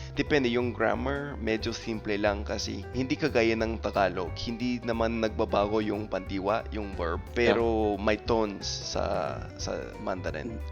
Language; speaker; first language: Filipino; non-native, fluent; English